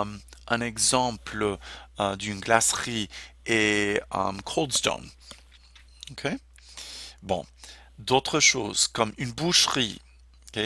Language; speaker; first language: French; non-native, fluent; English